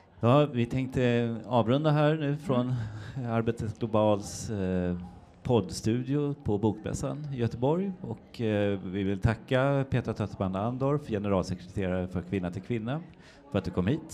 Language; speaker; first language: Swedish; native; Swedish